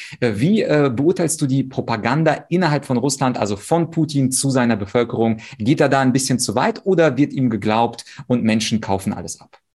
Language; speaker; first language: German; early bilingual, other home language; Russian